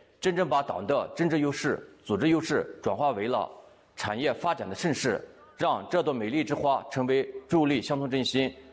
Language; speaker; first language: Chinese; native; Chinese